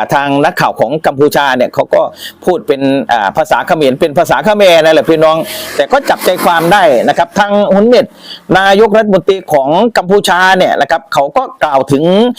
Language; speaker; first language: Thai; native; Thai